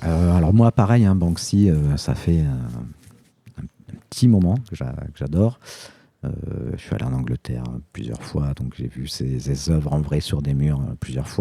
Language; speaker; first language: French; native; French